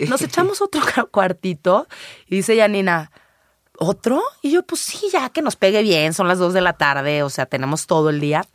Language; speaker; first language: Spanish; native; Spanish